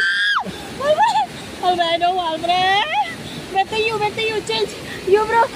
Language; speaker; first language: English; non-native, learner; Indonesian